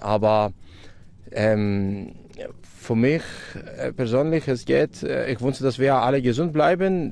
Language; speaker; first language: German; non-native, fluent; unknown